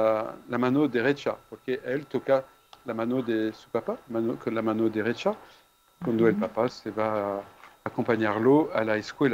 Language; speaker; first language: Spanish; non-native, fluent; French